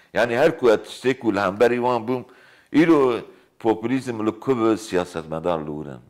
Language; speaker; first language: Kurdish; native; Kurdish